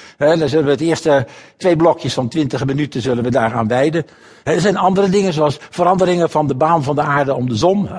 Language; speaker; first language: Dutch; native; Dutch